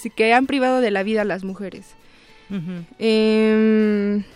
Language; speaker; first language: Spanish; native; Spanish